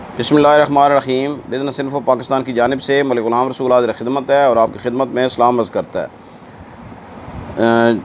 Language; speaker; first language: Urdu; non-native, local second language; Punjabi